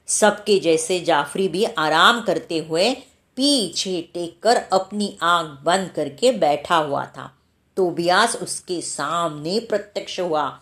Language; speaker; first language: Hindi; non-native, local second language; Marathi